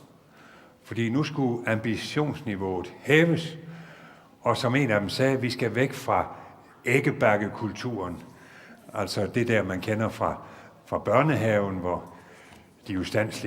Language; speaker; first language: Danish; native; Danish